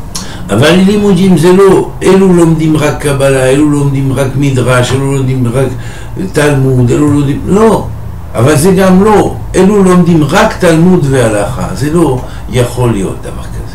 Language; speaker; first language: Hebrew; non-native, fluent; French